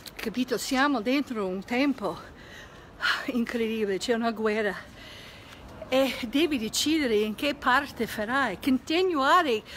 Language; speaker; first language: Italian; non-native, fluent; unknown